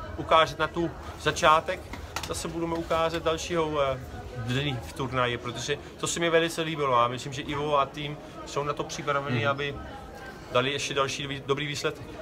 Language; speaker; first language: Czech; non-native, fluent; Dutch